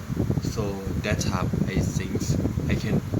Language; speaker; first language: English; non-native, learner; Thai